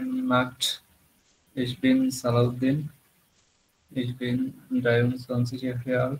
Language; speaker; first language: German; non-native, learner; Bangla